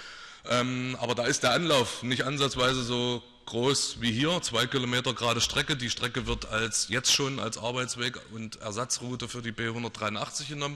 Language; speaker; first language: German; native; German